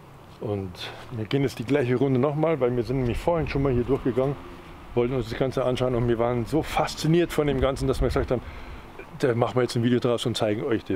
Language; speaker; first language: German; native; German